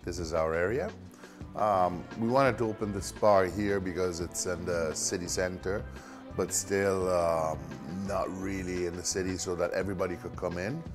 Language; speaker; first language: English; non-native, fluent; Italian